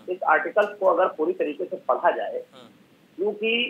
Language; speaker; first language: Hindi; native; Hindi